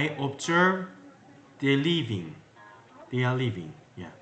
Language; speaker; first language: English; non-native, learner; Korean